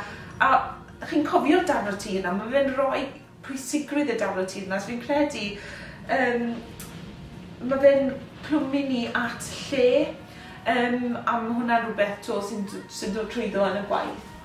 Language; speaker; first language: Welsh; native; Welsh